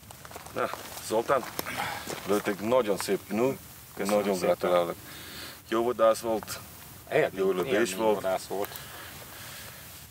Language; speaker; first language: Hungarian; non-native, learner; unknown